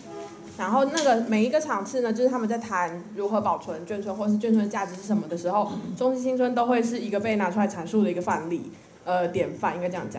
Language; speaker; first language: Chinese; native; Chinese